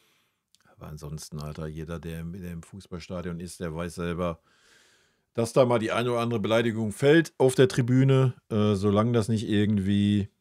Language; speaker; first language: German; native; German